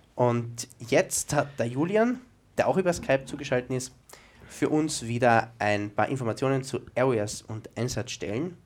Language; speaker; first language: German; native; German